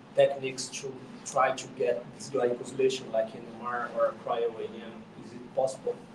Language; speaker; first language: English; non-native, fluent; Portuguese